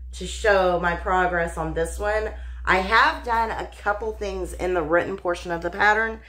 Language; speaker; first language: English; native; English